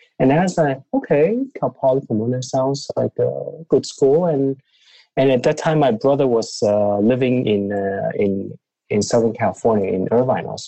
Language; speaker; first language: English; non-native, local second language; Cantonese